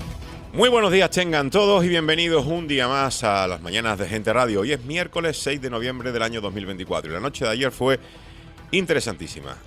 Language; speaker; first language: Spanish; native; Spanish